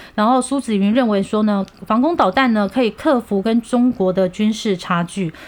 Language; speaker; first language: Chinese; non-native, fluent; Korean